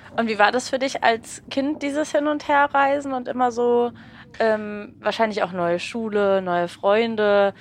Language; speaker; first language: German; native; German